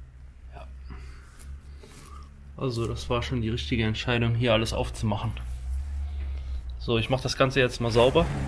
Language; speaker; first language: German; native; German